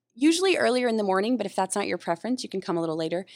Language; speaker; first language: English; native; English